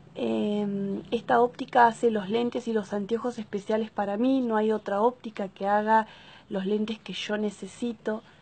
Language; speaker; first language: Spanish; native; Spanish